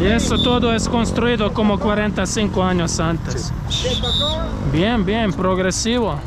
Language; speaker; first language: Spanish; non-native, learner; Croatian